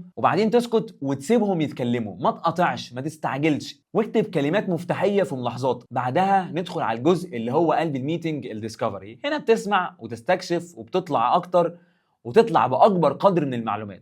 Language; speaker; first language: Arabic; native; Arabic